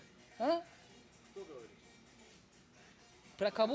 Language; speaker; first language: Russian; non-native, fluent; Uzbek